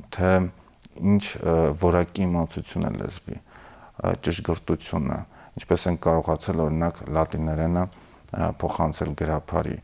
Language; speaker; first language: Armenian; native; Armenian